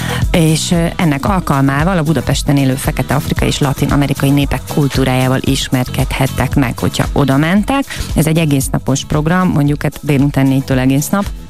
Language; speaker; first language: Hungarian; native; Hungarian